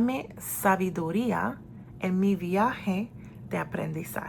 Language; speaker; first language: Spanish; non-native, fluent; English